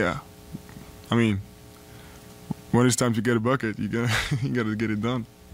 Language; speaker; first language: English; non-native, fluent; French